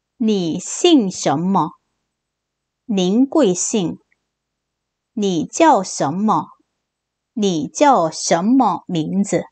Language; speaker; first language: Chinese; non-native, fluent; Korean